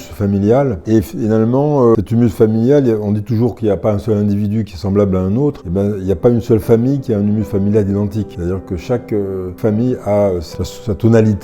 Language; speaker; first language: French; native; French